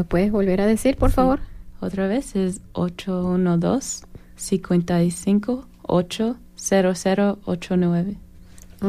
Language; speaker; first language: Spanish; non-native, learner; English